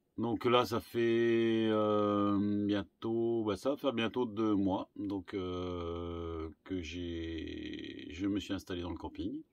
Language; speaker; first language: French; native; French